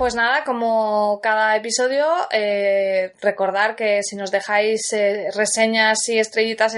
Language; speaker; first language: Spanish; native; Spanish